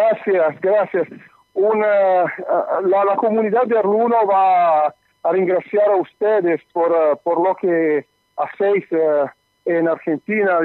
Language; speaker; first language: Spanish; non-native, learner; Italian